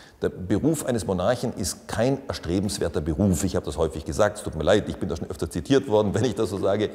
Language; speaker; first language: German; native; German